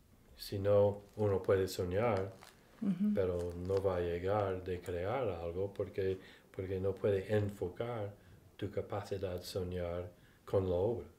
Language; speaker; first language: Spanish; non-native, fluent; English